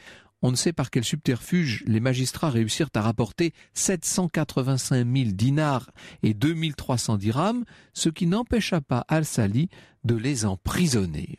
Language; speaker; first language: French; native; French